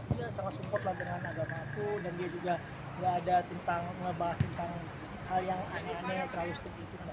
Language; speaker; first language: Indonesian; native; Indonesian